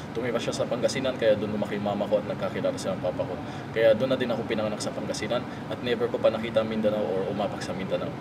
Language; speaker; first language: Filipino; native; Filipino